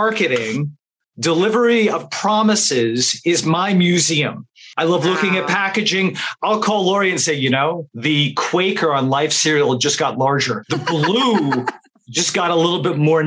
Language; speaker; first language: English; native; English